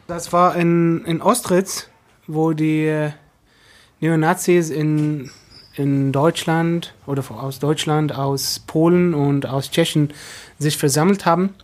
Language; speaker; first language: German; non-native, fluent; Arabic